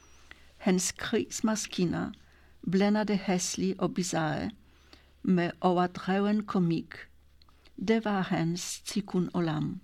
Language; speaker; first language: Danish; non-native, fluent; Polish